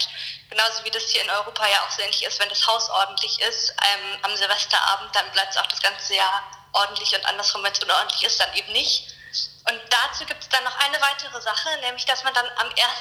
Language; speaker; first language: German; native; German